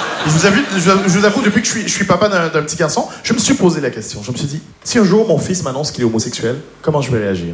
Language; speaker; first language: French; native; French